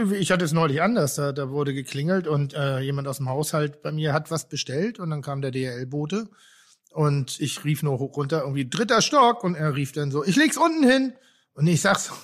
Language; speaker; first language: German; native; German